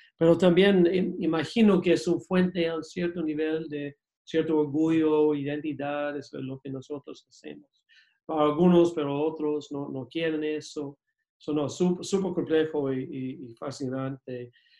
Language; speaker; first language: Spanish; non-native, fluent; English